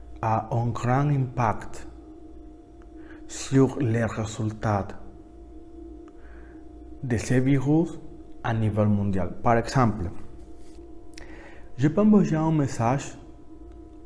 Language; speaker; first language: French; non-native, learner; Spanish